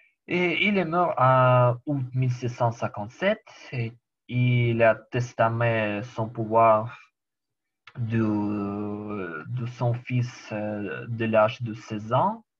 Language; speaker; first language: French; non-native, learner; Ukrainian